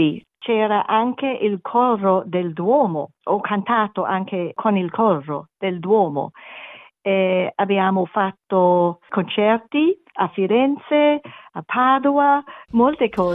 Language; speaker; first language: Italian; non-native, learner; English